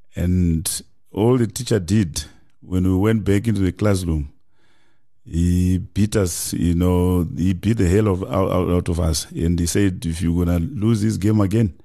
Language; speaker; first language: English; non-native, local second language; Shona